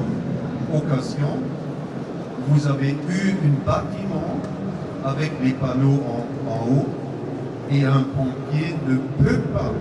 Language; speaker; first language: French; non-native, learner; German